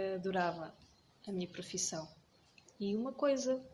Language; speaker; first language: Portuguese; native; Portuguese